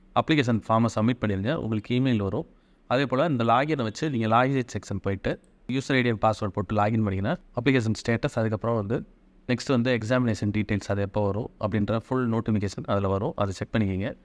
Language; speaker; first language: Tamil; native; Tamil